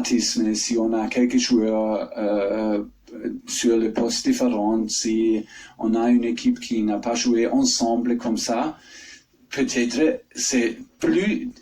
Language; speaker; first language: French; non-native, fluent; German